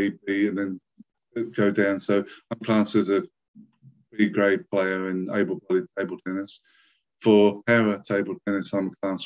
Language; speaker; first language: English; native; English